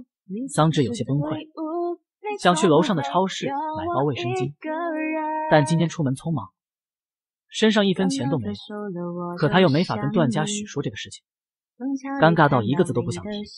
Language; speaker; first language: Chinese; native; Chinese